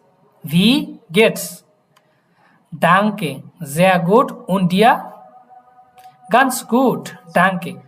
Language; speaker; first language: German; non-native, learner; Bangla